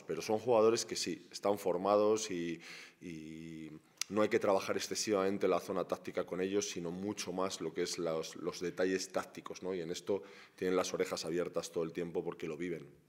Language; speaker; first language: Spanish; native; Spanish